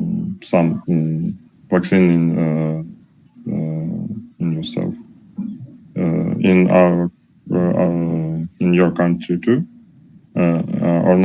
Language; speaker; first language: English; non-native, learner; Russian